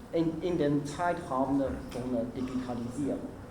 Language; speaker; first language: German; non-native, learner; Chinese